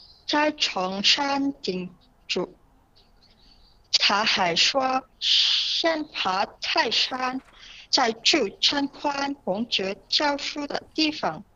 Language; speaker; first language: Chinese; non-native, learner; Indonesian